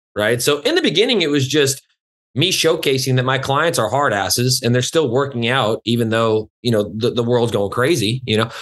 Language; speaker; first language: English; native; English